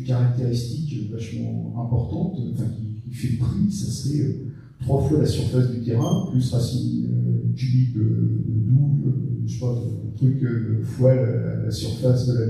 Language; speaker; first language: French; native; French